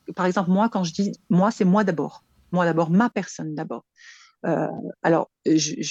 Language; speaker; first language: French; native; French